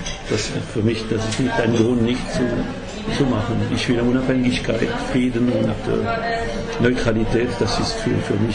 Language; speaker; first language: German; non-native, learner; French